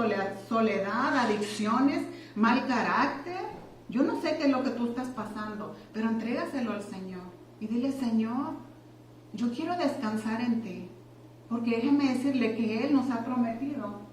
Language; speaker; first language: Spanish; native; Spanish